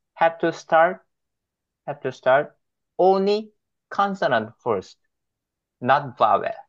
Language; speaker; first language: English; non-native, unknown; Korean